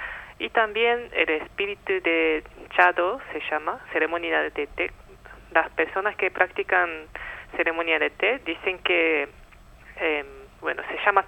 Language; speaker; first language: Spanish; non-native, fluent; Japanese